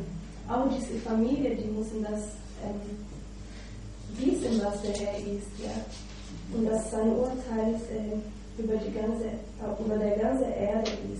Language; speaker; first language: German; non-native, fluent; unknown